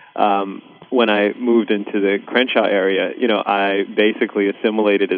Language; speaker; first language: English; early bilingual, other home language; Sinhala